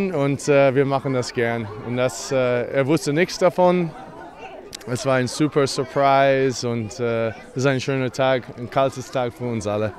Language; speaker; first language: German; non-native, fluent; English